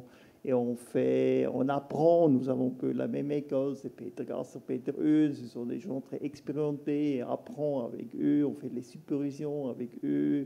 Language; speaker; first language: French; non-native, local second language; German